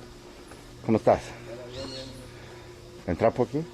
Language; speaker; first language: Spanish; non-native, learner; English